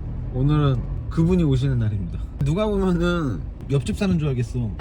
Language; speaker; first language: Korean; native; Korean